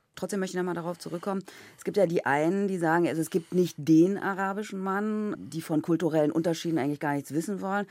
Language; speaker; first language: German; native; German